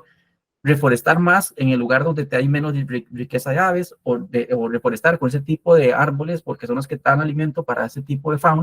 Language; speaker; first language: Spanish; native; Spanish